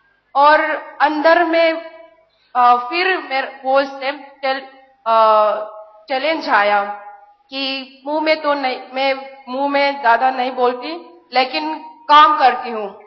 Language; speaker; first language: Hindi; non-native, local second language; Manipuri